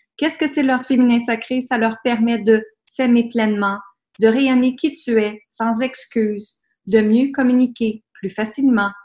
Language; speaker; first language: French; native; French